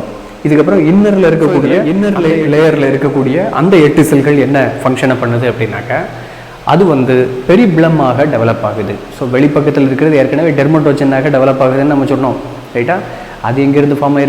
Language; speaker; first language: Tamil; native; Tamil